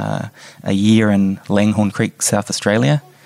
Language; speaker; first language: English; native; English